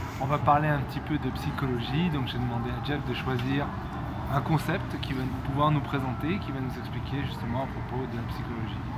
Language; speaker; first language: French; native; French